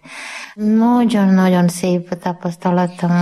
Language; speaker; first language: Hungarian; non-native, learner; Malayalam